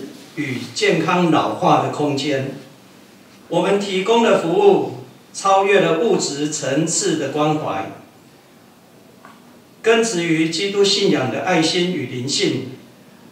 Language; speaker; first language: Chinese; native; Chinese